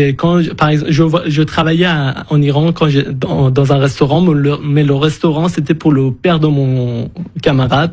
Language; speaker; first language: French; non-native, fluent; Persian